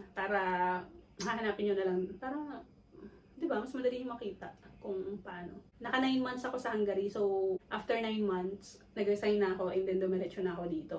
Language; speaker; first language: Filipino; non-native, local second language; Cebuano